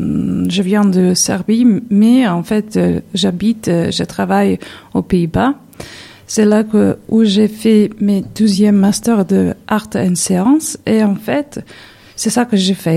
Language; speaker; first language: French; non-native, learner; Serbian